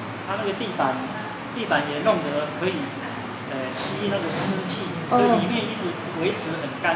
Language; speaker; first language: Chinese; native; Chinese